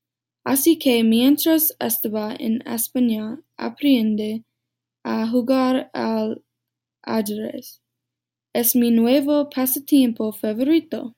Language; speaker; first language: Spanish; non-native, learner; English